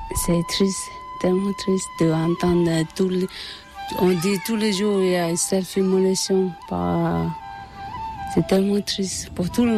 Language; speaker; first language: French; non-native, learner; Tibetan